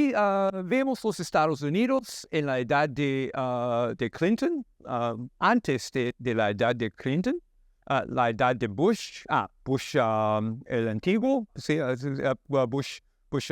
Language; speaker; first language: Spanish; non-native, learner; English